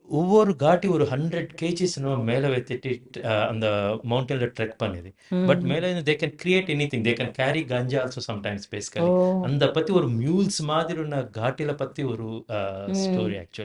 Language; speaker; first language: Tamil; non-native, learner; Telugu